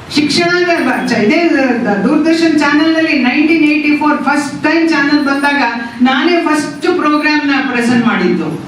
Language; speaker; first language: Kannada; non-native, local second language; Tamil